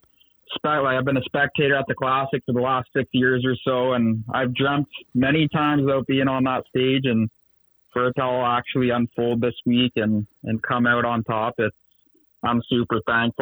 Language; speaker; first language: English; native; English